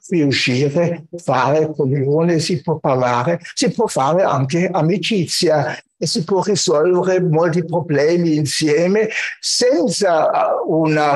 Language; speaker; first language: Italian; non-native, fluent; German